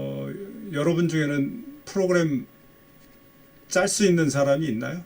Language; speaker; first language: Korean; native; Korean